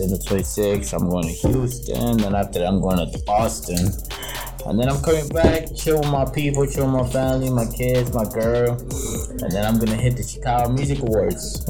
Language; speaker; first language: English; early bilingual, other home language; Spanish